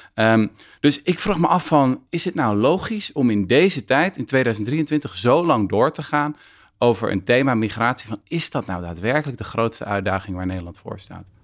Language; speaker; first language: Dutch; native; Dutch